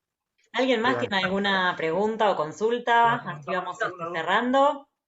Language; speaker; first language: Spanish; native; Spanish